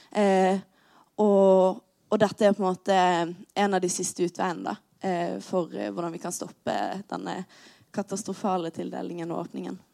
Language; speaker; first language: Norwegian; native; Norwegian